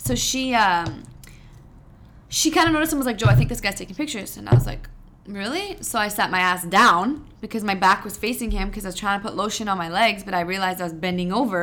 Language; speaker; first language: English; native; English